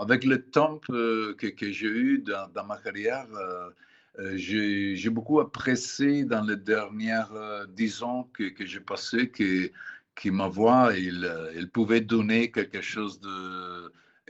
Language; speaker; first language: French; non-native, fluent; Italian